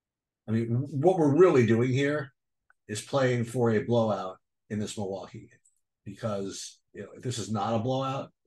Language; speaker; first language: English; native; English